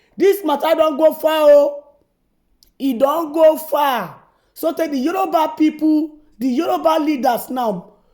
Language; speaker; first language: Nigerian Pidgin; native; Nigerian Pidgin